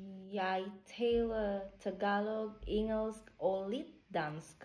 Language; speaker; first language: Danish; non-native, learner; Filipino